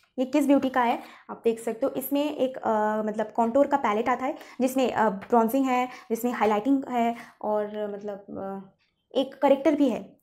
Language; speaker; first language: Hindi; non-native, local second language; Bangla